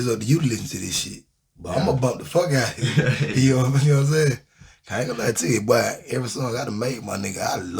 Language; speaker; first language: English; native; English